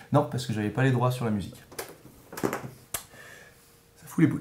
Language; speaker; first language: French; native; French